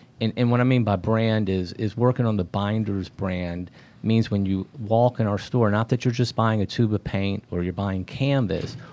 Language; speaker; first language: English; native; English